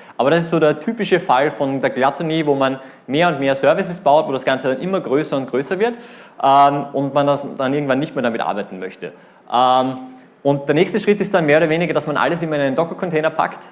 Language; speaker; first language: German; native; German